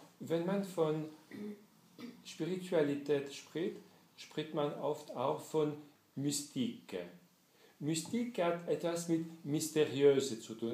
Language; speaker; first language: German; non-native, fluent; French